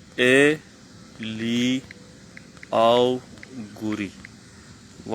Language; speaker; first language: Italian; non-native, fluent; French